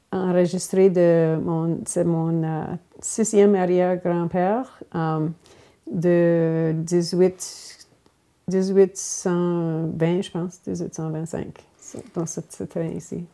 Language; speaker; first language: French; non-native, local second language; English